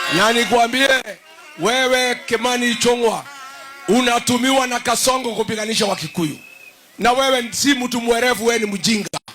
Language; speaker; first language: Swahili; non-native, local second language; Kikuyu